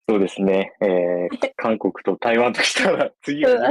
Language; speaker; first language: Japanese; native; Japanese